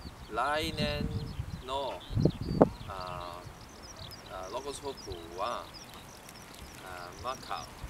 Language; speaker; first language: Japanese; non-native, learner; Chinese